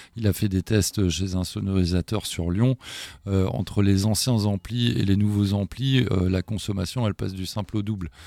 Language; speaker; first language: French; non-native, fluent; German